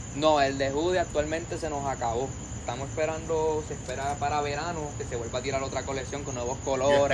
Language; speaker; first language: Spanish; native; Spanish